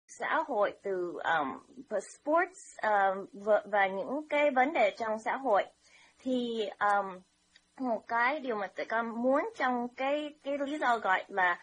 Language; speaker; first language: Vietnamese; early bilingual, heritage; Vietnamese